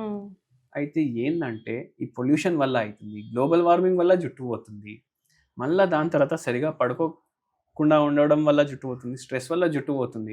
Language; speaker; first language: Telugu; native; Telugu